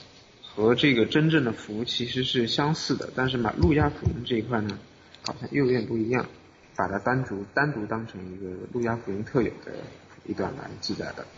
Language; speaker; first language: Chinese; native; Chinese